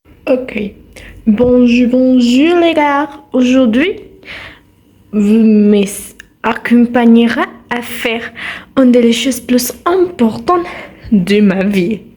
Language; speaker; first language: French; non-native, learner; Spanish